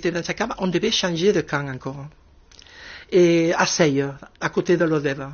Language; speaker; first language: French; non-native, fluent; Spanish